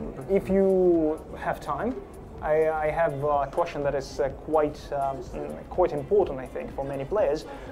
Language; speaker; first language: English; non-native, fluent; Russian